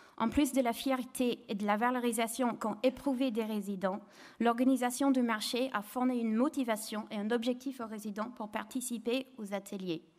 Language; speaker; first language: French; non-native, fluent; English